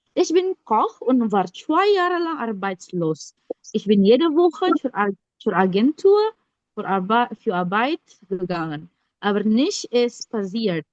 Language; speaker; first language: German; non-native, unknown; Indonesian